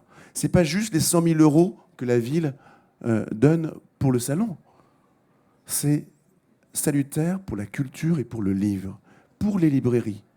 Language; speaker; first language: French; native; French